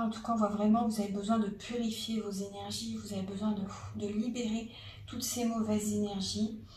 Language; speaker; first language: French; native; French